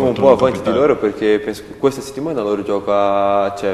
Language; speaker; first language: Italian; non-native, learner; Portuguese